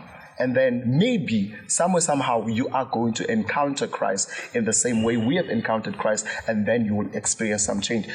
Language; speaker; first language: English; non-native, local second language; Zulu